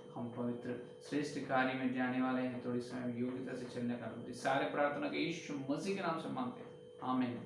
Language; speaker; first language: Hindi; non-native, local second language; Telugu